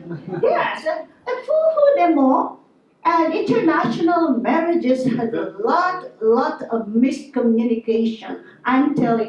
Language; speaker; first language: English; non-native, local second language; Filipino